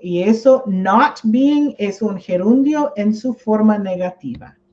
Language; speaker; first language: Spanish; non-native, fluent; English